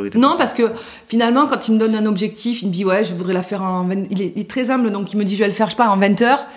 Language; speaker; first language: French; native; French